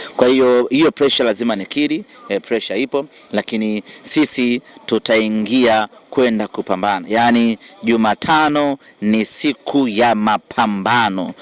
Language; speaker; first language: Swahili; native; Swahili